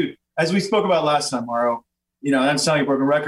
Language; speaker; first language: English; native; English